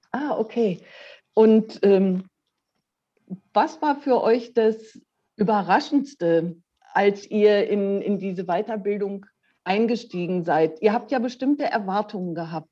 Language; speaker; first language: German; native; German